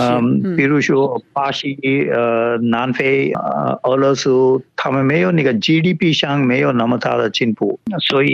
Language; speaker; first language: Chinese; non-native, fluent; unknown